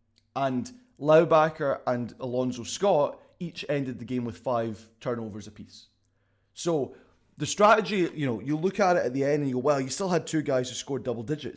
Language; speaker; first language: English; native; English